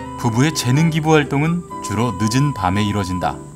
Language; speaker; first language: Korean; native; Korean